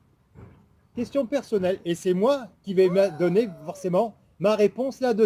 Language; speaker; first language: French; native; French